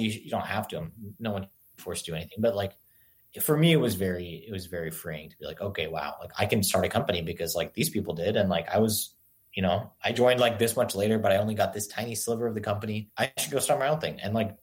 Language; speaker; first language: English; native; English